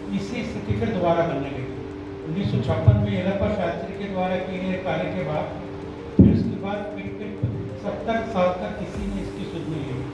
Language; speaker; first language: Hindi; native; Hindi